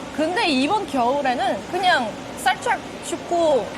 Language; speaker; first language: Korean; non-native, fluent; Portuguese